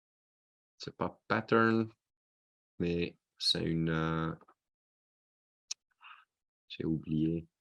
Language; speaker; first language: French; non-native, local second language; Dutch